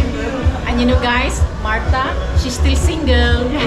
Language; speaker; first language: English; non-native, local second language; Filipino